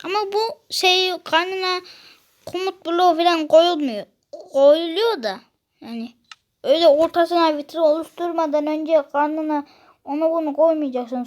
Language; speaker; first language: Turkish; native; Turkish